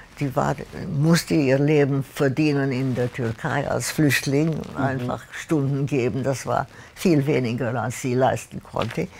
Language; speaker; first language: German; non-native, fluent; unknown